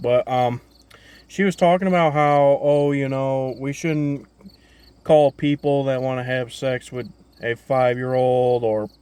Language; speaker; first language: English; native; English